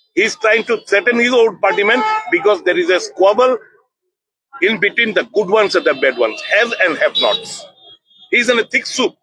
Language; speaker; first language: English; non-native, local second language; Bangla